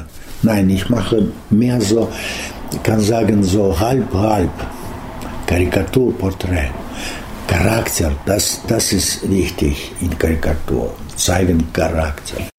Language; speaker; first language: German; non-native, learner; Russian